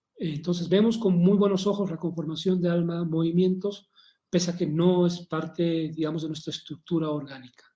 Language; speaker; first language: Spanish; native; Spanish